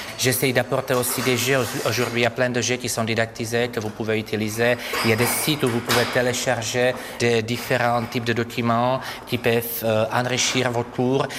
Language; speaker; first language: French; non-native, fluent; Czech